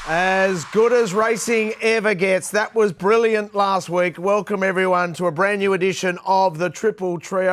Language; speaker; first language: English; native; English